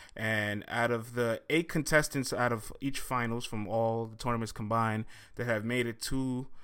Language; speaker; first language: English; native; English